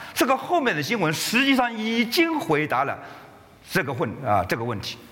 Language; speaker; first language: Chinese; native; Chinese